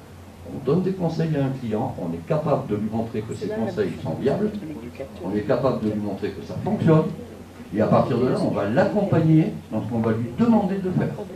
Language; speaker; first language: French; native; French